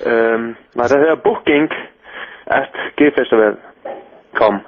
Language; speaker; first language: Danish; non-native, local second language; Faroese